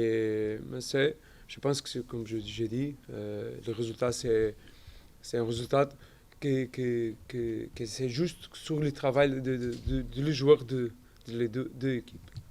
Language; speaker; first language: French; non-native, learner; Portuguese